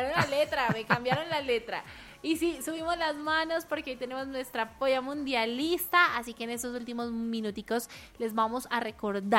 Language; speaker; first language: Spanish; native; Spanish